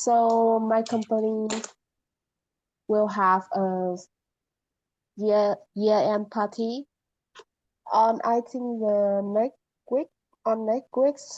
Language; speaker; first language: English; non-native, learner; Vietnamese